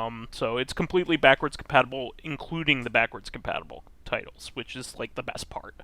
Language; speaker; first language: English; native; English